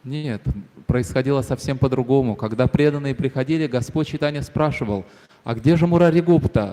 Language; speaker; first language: Russian; native; Russian